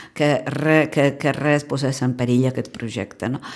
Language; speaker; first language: Catalan; non-native, fluent; Czech